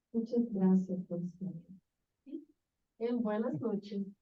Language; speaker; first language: Spanish; non-native, learner; Portuguese